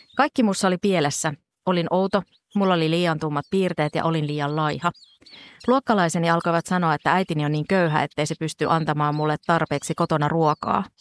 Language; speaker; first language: Finnish; native; Finnish